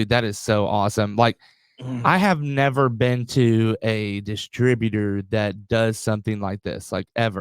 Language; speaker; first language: English; native; English